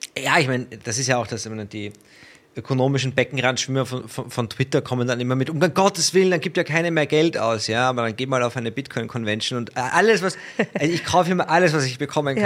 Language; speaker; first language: German; native; German